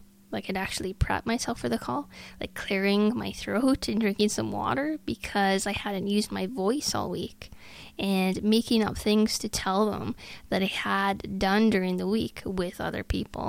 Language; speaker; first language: English; native; English